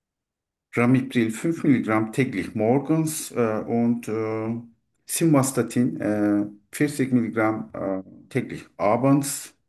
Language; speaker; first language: German; non-native, learner; Turkish